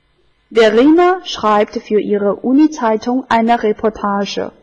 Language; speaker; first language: German; non-native, fluent; Chinese